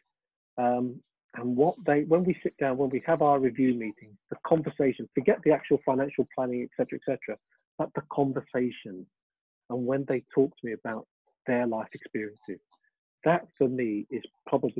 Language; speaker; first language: English; early bilingual, other home language; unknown